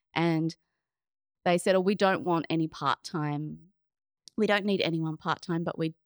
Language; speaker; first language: English; native; English